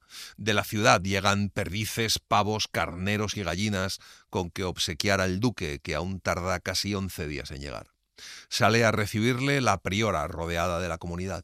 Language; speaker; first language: Spanish; native; Spanish